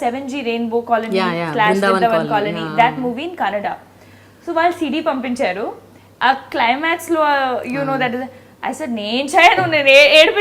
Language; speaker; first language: Telugu; non-native, fluent; Hindi